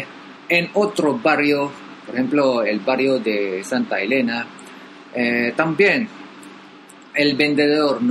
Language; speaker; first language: Spanish; non-native, learner; Filipino